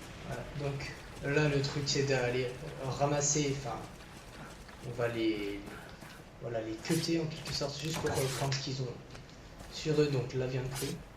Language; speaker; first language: French; native; French